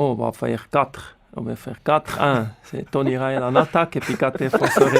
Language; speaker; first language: French; non-native, local second language; Swiss German